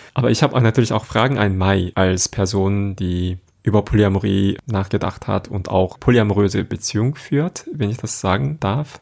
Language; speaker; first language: German; non-native, fluent; Korean